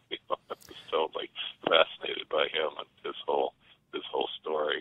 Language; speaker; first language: English; native; English